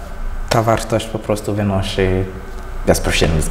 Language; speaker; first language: Polish; non-native, learner; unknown